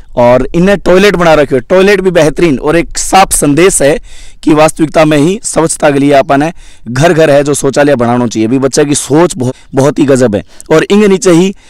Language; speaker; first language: Hindi; native; Hindi